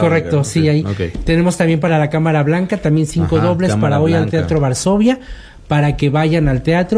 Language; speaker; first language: Spanish; native; Spanish